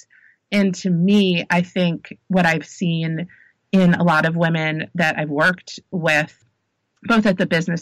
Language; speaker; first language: English; native; English